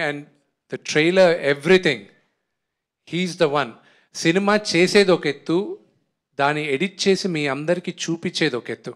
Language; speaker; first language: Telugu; native; Telugu